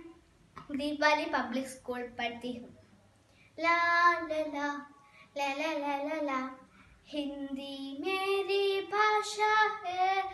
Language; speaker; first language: Hindi; non-native, local second language; Malayalam